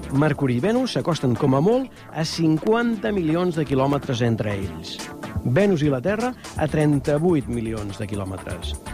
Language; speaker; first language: Catalan; native; Catalan